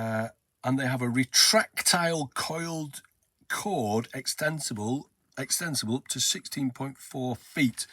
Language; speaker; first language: English; native; English